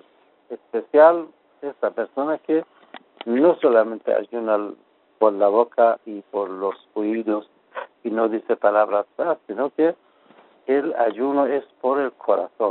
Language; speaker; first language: Spanish; non-native, fluent; Persian